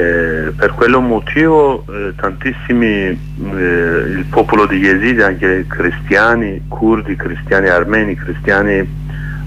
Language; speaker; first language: Italian; non-native, learner; Kurdish